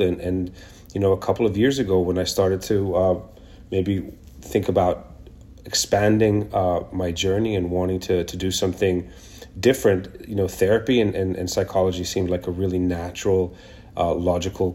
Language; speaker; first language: English; non-native, local second language; Hebrew